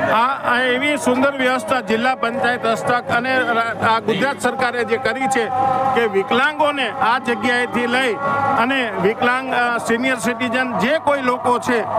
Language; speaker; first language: Gujarati; native; Gujarati